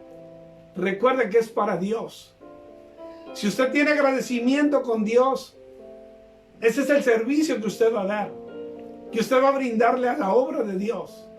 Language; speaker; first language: Spanish; native; Spanish